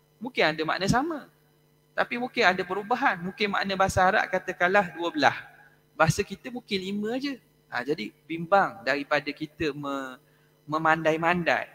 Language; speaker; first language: Malay; native; Malay